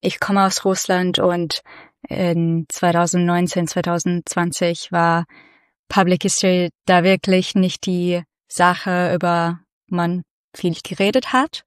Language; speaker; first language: German; non-native, fluent; Russian